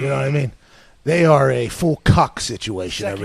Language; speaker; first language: English; native; English